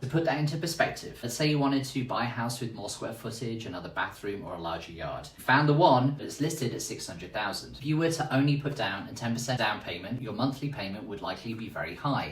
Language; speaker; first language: English; native; English